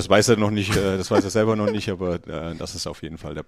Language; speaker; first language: German; native; German